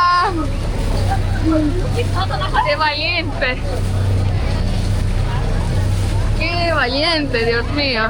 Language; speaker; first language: Spanish; non-native, fluent; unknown